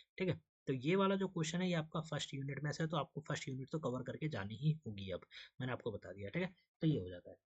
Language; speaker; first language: Hindi; native; Hindi